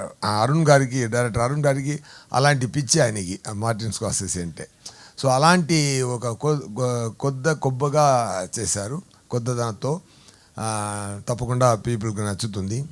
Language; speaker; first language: Telugu; non-native, fluent; Tamil